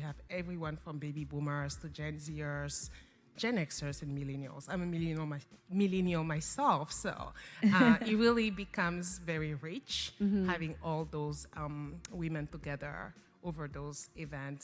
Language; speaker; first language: English; non-native, local second language; French